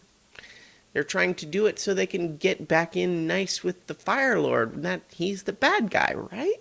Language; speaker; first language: English; native; English